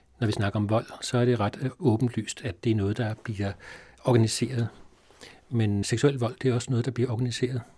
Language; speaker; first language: Danish; native; Danish